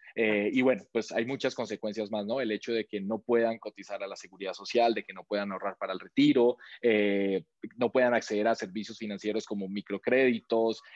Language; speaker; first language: Spanish; native; Spanish